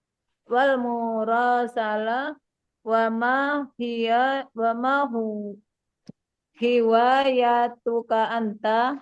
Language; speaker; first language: Arabic; non-native, learner; Indonesian